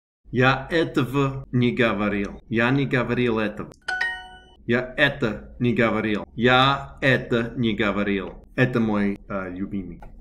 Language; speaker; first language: Russian; non-native, learner; English